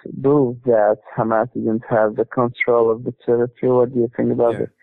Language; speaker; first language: English; non-native, learner; Arabic